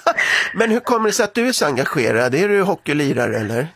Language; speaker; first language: Swedish; native; Swedish